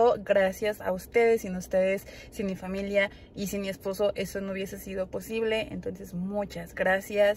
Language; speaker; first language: Spanish; native; Spanish